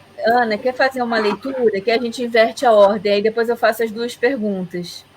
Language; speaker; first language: Portuguese; native; Portuguese